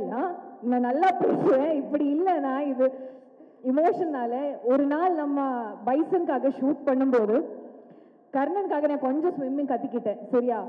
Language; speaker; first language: Tamil; non-native, local second language; Malayalam